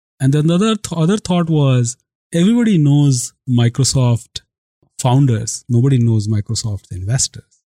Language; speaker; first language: English; non-native, local second language; Hindi